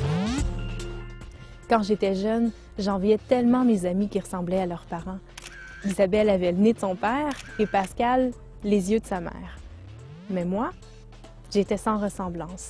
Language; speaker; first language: French; native; French